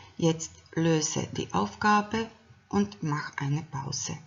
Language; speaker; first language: German; non-native, fluent; Croatian